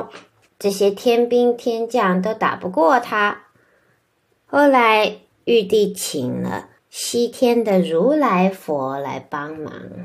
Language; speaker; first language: Chinese; native; Chinese